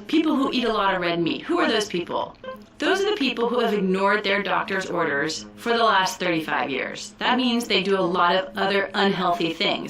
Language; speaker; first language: English; native; English